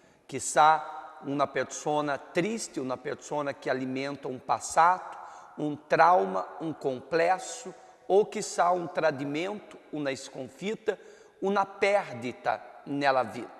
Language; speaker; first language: Italian; non-native, fluent; Portuguese